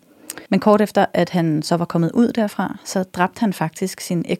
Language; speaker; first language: Danish; native; Danish